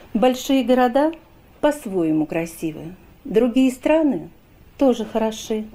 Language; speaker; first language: Russian; native; Russian